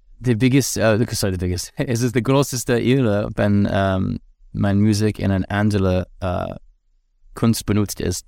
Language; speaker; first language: German; non-native, learner; English